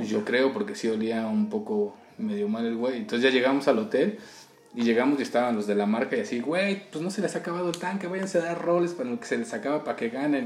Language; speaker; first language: Spanish; native; Spanish